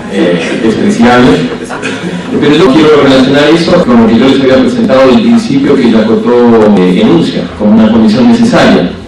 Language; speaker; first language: Spanish; native; Spanish